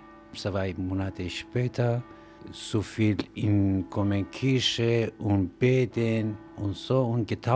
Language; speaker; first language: German; non-native, learner; Persian